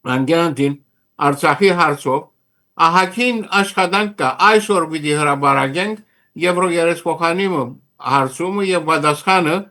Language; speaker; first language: Armenian; early bilingual, heritage; Armenian